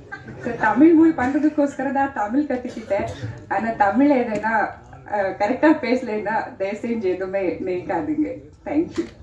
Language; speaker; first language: Tamil; non-native, fluent; Kannada